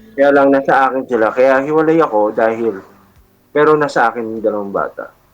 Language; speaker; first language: Filipino; native; Filipino